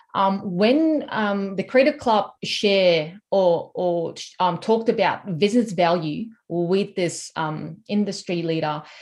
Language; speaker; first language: English; non-native, fluent; Korean